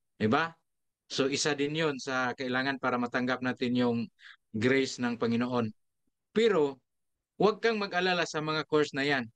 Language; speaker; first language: Filipino; non-native, local second language; Cebuano